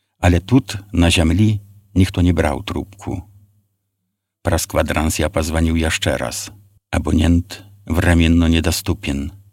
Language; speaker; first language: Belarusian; native; Belarusian